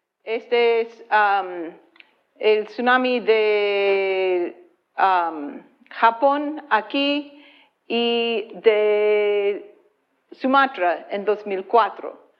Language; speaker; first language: Spanish; non-native, fluent; English